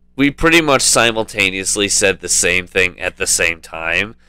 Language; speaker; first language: English; native; English